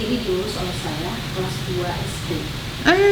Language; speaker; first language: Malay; non-native, local second language; Sundanese